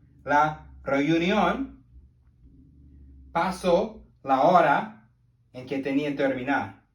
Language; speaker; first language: Spanish; non-native, learner; English